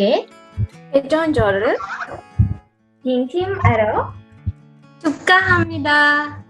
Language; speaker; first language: Korean; non-native, learner; Sinhala